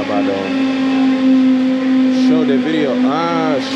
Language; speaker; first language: Spanish; non-native, learner; English